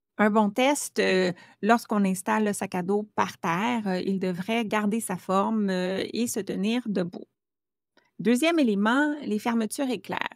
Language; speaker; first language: French; native; French